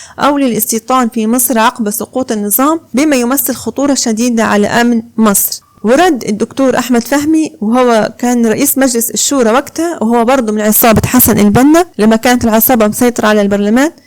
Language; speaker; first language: Egyptian Arabic; native; Egyptian Arabic